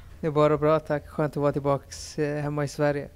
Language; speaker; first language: Swedish; early bilingual, other home language; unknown